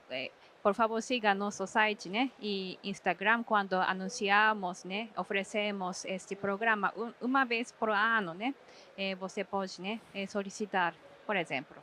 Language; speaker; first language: Portuguese; non-native, fluent; Japanese